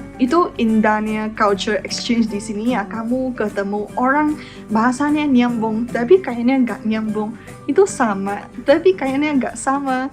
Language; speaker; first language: Indonesian; non-native, fluent; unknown